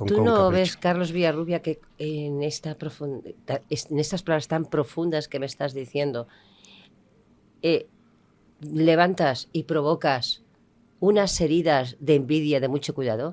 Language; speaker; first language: Spanish; native; Spanish